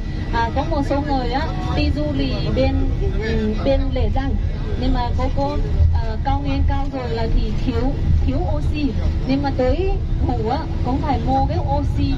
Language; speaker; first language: Vietnamese; non-native, fluent; Chinese